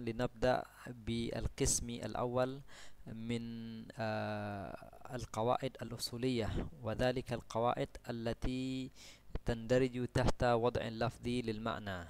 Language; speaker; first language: Arabic; non-native, fluent; Indonesian